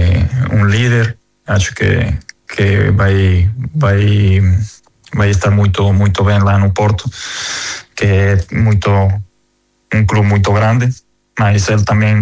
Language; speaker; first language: Portuguese; non-native, fluent; Spanish